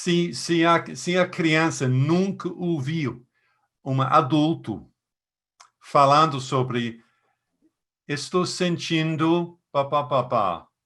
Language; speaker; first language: Portuguese; non-native, fluent; English